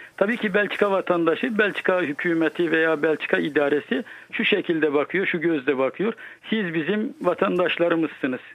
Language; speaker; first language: Turkish; native; Turkish